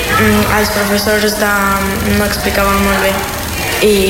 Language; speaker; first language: Catalan; non-native, fluent; Spanish